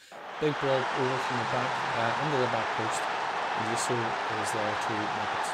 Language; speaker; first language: English; native; English